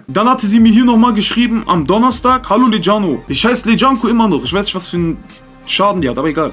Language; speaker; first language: German; early bilingual, other home language; Turkish